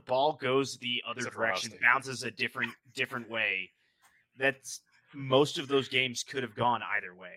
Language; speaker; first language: English; native; English